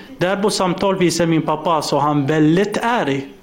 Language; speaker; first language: Swedish; non-native, learner; Arabic